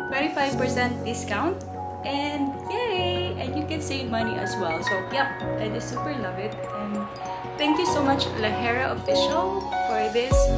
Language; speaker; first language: English; non-native, local second language; Cebuano